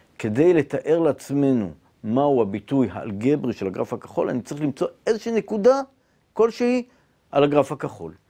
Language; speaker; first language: Hebrew; native; Hebrew